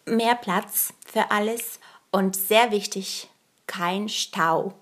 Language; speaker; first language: German; early bilingual, other home language; Bulgarian